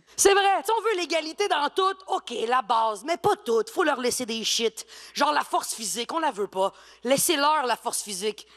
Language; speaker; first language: French; native; French